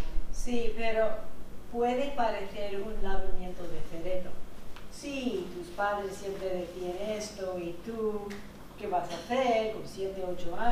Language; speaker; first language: Spanish; non-native, fluent; English